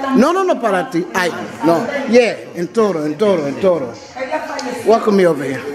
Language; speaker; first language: Spanish; non-native, learner; English